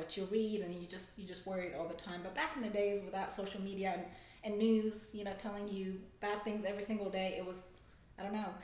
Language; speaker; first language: English; non-native, fluent; German